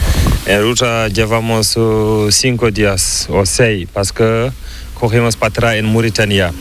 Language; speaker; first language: Spanish; non-native, learner; Fula